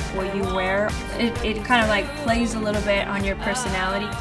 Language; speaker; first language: English; non-native, fluent; Spanish